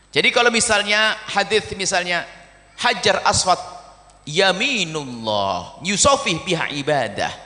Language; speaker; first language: Indonesian; non-native, fluent; Javanese